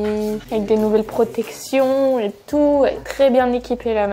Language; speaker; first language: French; native; French